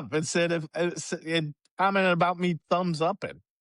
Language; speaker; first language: English; native; English